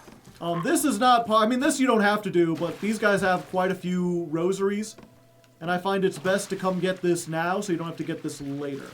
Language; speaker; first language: English; native; English